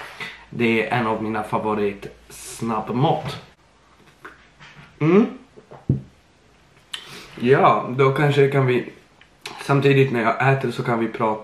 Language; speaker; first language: Swedish; early bilingual, other home language; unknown